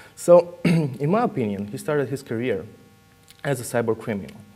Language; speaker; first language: English; non-native, fluent; Romanian